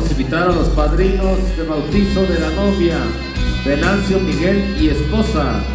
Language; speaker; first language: Spanish; native; Spanish